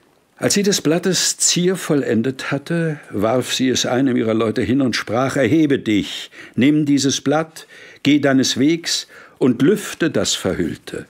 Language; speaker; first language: German; native; German